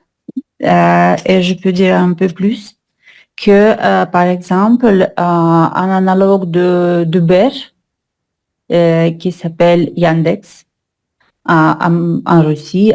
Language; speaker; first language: French; non-native, learner; Russian